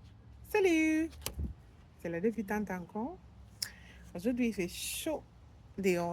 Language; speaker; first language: French; non-native, learner; English